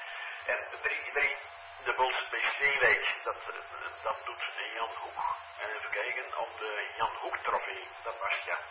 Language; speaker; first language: Dutch; native; Dutch